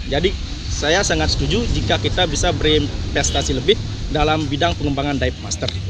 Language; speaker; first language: Indonesian; non-native, local second language; Balinese